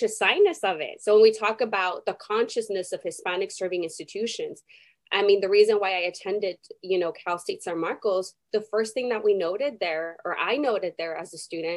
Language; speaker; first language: English; non-native, fluent; Spanish